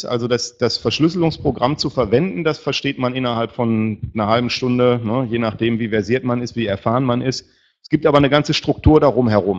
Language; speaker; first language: German; native; German